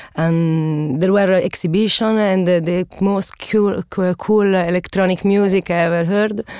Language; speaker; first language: English; non-native, learner; Italian